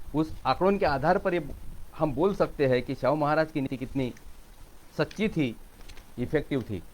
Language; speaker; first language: Hindi; non-native, local second language; Marathi